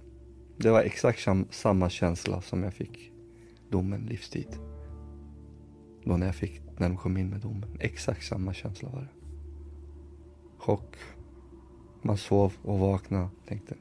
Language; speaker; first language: Swedish; early bilingual, other home language; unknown